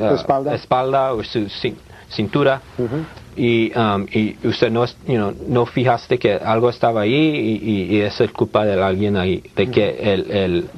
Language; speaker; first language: Spanish; early bilingual, heritage; Spanish